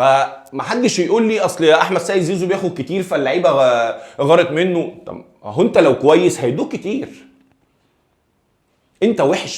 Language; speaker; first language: Arabic; native; Arabic